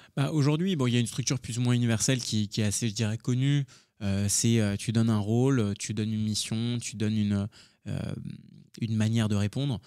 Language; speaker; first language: French; early bilingual, other home language; Hindi